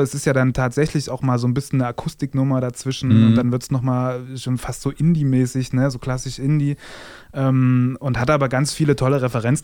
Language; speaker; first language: German; native; German